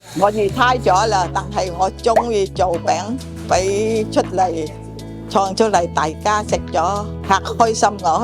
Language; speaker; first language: Cantonese; early bilingual, heritage; Cantonese